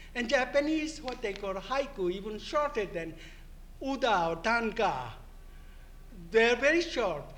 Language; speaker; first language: English; non-native, fluent; Korean